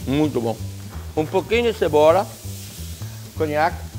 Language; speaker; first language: Portuguese; non-native, fluent; French